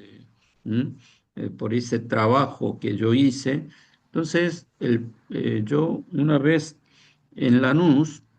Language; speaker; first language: Spanish; non-native, fluent; Korean